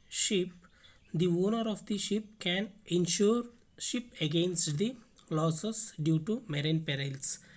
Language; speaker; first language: English; non-native, local second language; Kannada